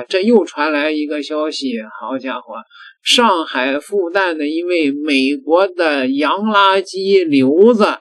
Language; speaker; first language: Chinese; native; Chinese